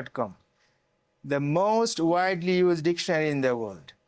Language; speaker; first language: English; non-native, local second language; Bangla